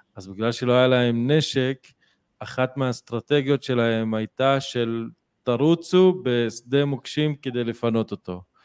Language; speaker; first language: Hebrew; non-native, local second language; Arabic